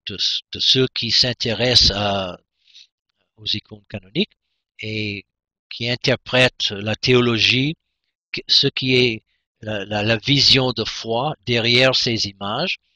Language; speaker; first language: French; non-native, fluent; English